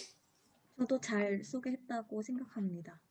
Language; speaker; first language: Korean; non-native, fluent; Vietnamese